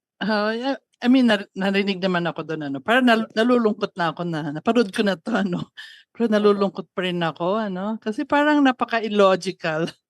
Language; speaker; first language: Filipino; non-native, local second language; Waray